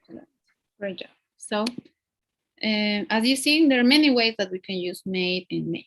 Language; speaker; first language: English; non-native, fluent; Spanish